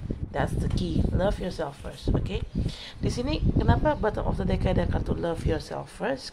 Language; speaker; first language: English; non-native, learner; Indonesian